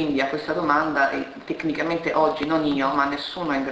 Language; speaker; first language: Italian; native; Italian